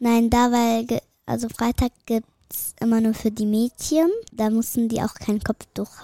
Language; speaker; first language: German; early bilingual, other home language; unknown